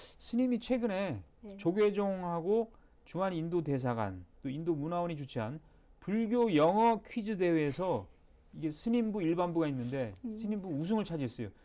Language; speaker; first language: Korean; native; Korean